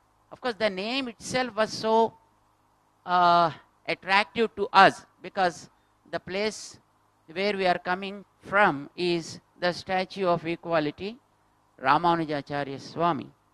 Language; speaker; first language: English; non-native, local second language; Telugu